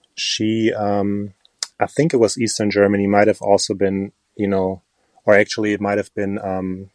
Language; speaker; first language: English; non-native, fluent; German